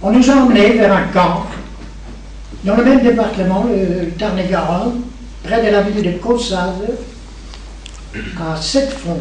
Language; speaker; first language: French; native; French